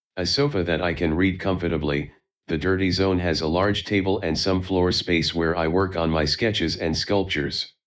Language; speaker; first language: English; non-native, fluent; Chinese